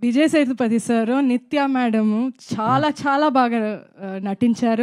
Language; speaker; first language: Telugu; non-native, fluent; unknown